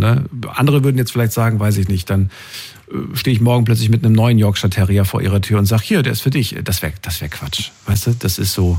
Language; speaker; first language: German; native; German